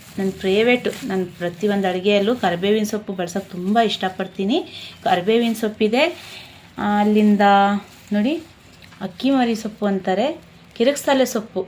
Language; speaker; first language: Kannada; non-native, local second language; Urdu